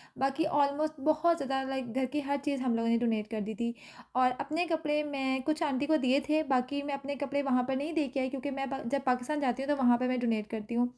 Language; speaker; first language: Urdu; native; Urdu